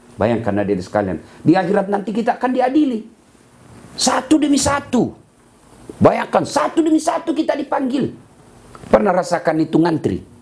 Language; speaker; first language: Malay; non-native, local second language; Buginese